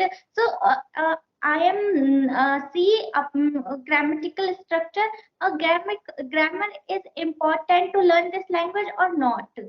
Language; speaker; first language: English; non-native, learner; Hindi